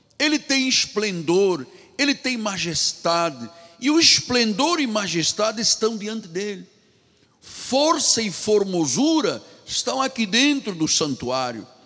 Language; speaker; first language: Portuguese; native; Portuguese